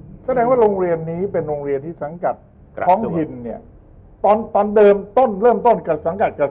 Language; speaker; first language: Thai; native; Thai